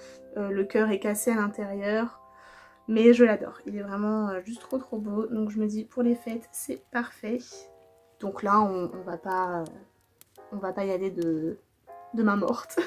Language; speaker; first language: French; native; French